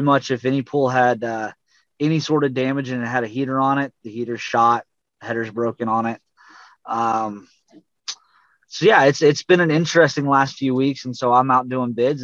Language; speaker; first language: English; native; English